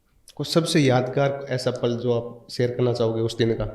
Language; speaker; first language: Hindi; native; Hindi